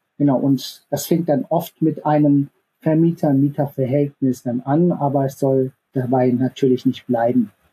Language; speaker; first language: German; early bilingual, other home language; Korean